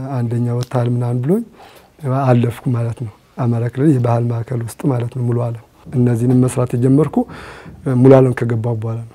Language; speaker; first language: Amharic; native; Amharic